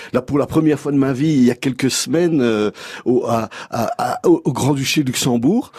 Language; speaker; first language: French; native; French